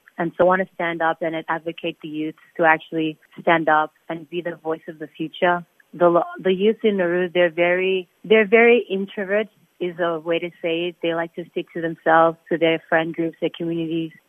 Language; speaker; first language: English; non-native, fluent; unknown